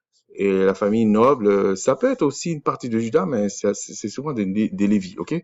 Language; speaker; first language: French; native; French